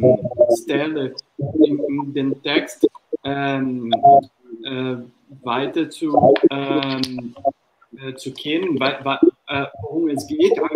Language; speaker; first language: German; non-native, fluent; Portuguese